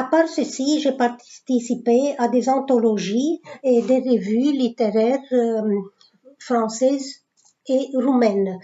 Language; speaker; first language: French; non-native, fluent; Romanian